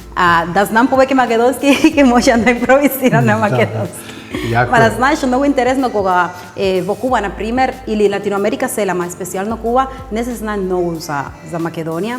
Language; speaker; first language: Macedonian; non-native, learner; Spanish